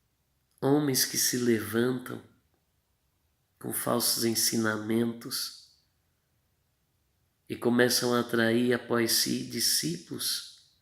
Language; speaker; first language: Portuguese; native; Portuguese